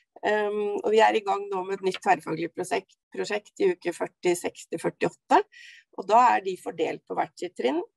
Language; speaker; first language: Norwegian; native; Norwegian